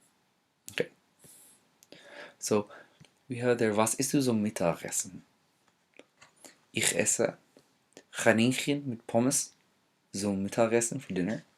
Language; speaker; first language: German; non-native, fluent; English